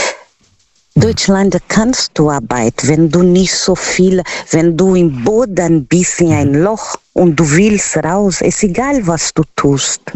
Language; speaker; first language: German; non-native, learner; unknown